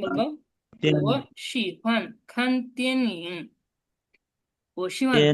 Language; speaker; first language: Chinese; non-native, fluent; Bangla